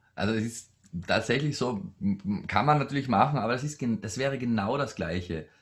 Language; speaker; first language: German; native; German